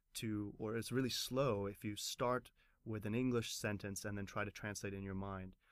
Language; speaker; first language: English; native; English